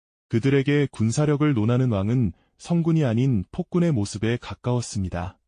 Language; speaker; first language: Korean; native; Korean